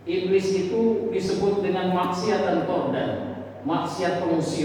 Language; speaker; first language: Indonesian; native; Indonesian